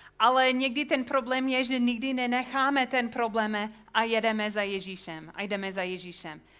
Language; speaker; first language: Czech; non-native, fluent; English